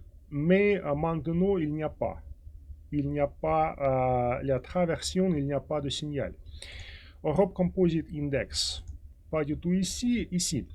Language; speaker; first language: French; non-native, fluent; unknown